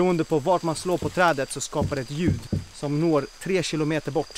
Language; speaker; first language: Swedish; native; Swedish